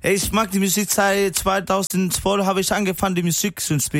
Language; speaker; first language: German; non-native, learner; Spanish